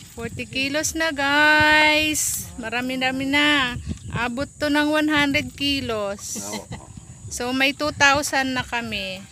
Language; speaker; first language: Filipino; non-native, local second language; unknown